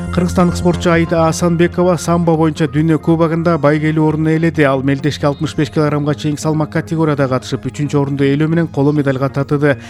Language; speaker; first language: Kyrgyz; native; Kyrgyz